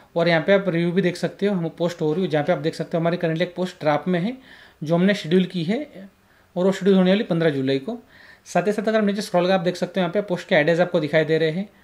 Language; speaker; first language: Hindi; native; Hindi